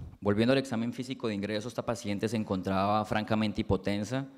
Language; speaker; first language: Spanish; native; Spanish